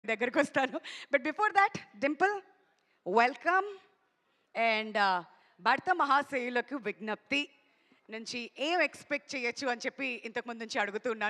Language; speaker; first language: Telugu; native; Telugu